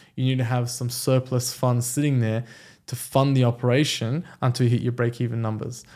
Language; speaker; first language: English; early bilingual, other home language; Persian